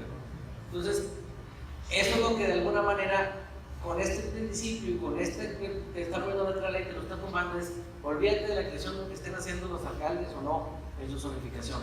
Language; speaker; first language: Spanish; native; Spanish